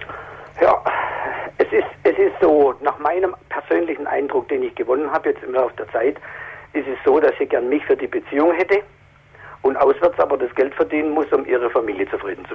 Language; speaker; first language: German; native; German